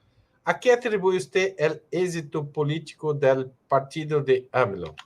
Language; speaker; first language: Spanish; non-native, fluent; Portuguese